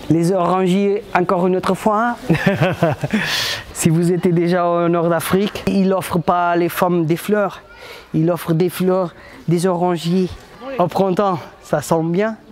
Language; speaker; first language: French; non-native, fluent; Portuguese